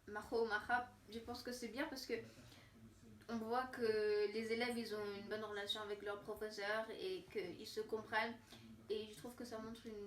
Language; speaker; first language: French; non-native, fluent; English